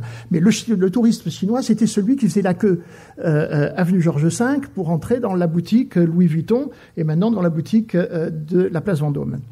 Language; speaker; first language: French; native; French